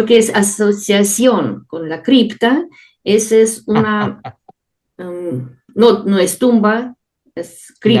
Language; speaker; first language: Spanish; non-native, learner; Russian